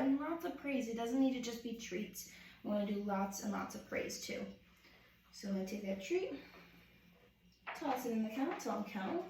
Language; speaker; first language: English; native; English